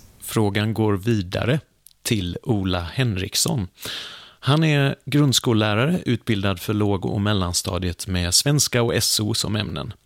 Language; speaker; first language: Swedish; native; Swedish